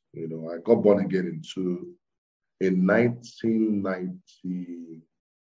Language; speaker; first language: English; non-native, local second language; Yoruba